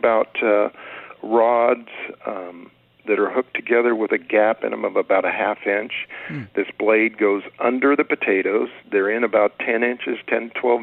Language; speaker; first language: English; native; English